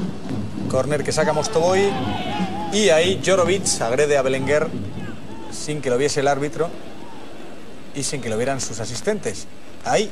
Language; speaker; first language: Spanish; native; Spanish